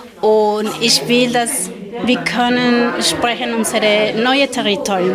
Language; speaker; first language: German; non-native, learner; Spanish